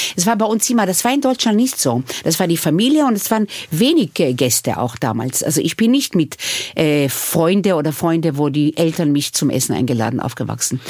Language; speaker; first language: German; early bilingual, other home language; Hebrew